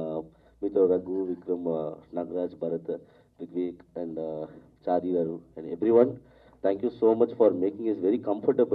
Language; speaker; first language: Telugu; non-native, learner; Tamil